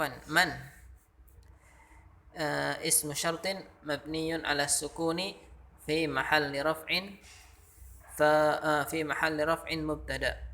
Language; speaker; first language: Arabic; non-native, fluent; Indonesian